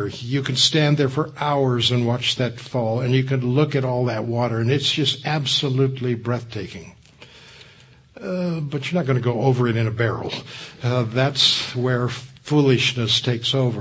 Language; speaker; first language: English; native; English